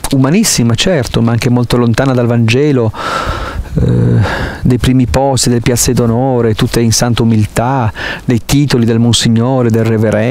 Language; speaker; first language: Italian; native; Italian